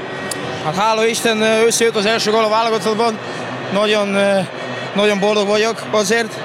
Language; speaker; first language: Hungarian; non-native, learner; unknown